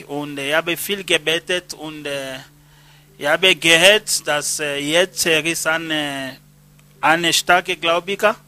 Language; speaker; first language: German; non-native, learner; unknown